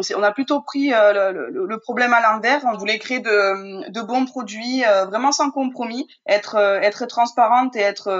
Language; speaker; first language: French; native; French